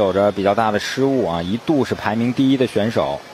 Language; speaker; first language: Chinese; native; Chinese